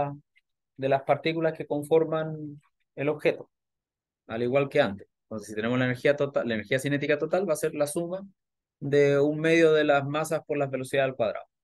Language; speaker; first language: Spanish; native; Spanish